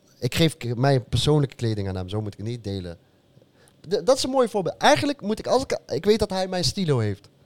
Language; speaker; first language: Dutch; early bilingual, other home language; Arabic